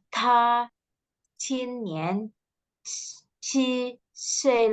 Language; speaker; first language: Chinese; non-native, learner; Indonesian